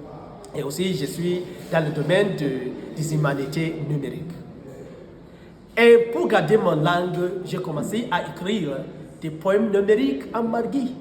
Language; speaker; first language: French; non-native, fluent; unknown